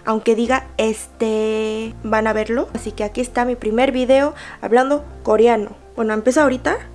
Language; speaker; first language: Spanish; early bilingual, other home language; Korean